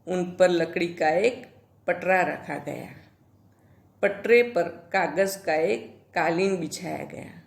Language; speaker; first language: Hindi; non-native, local second language; Gujarati